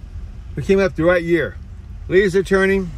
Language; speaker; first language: English; native; English